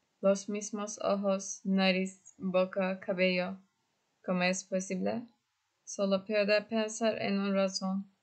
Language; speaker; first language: Spanish; non-native, learner; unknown